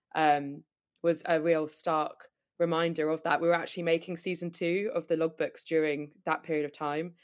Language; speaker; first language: English; native; English